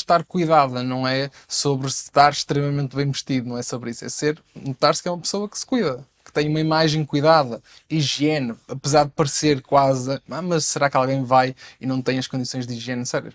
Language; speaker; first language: Portuguese; native; Portuguese